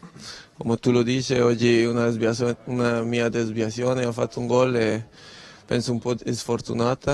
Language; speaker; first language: Italian; non-native, fluent; Spanish